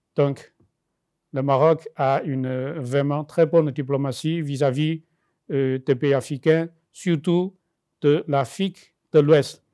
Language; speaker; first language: French; non-native, fluent; Chinese